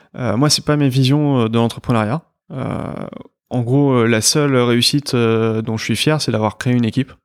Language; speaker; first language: French; native; French